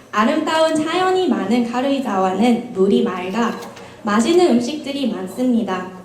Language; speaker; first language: Korean; non-native, fluent; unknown